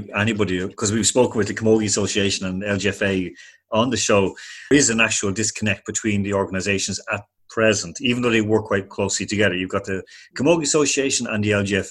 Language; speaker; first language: English; native; English